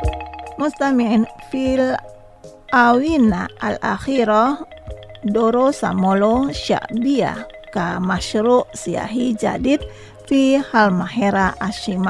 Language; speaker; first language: Arabic; non-native, fluent; Indonesian